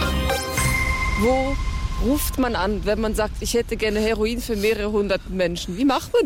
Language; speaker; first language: German; native; German